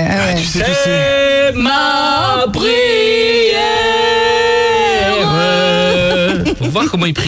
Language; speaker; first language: French; native; French